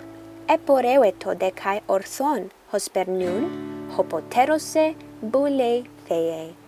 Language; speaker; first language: Greek; non-native, learner; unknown